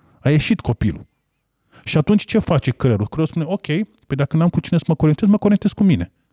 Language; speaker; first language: Romanian; native; Romanian